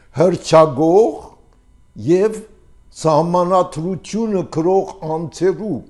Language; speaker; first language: Armenian; early bilingual, heritage; Armenian